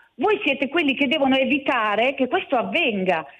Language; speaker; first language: Italian; native; Italian